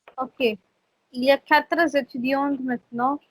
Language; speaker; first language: French; non-native, fluent; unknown